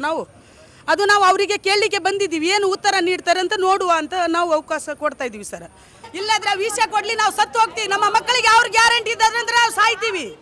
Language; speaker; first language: Kannada; native; Kannada